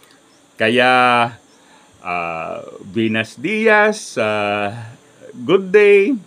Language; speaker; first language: Spanish; non-native, learner; Filipino